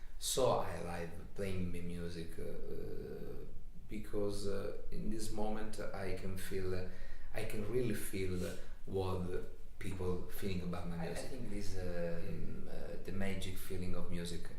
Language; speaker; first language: English; non-native, learner; Italian